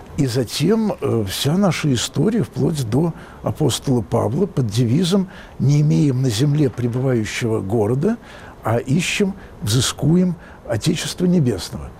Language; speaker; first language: Russian; native; Russian